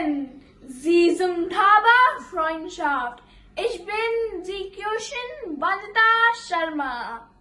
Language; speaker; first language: German; non-native, learner; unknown